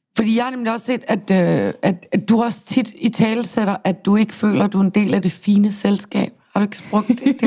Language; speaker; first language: Danish; native; Danish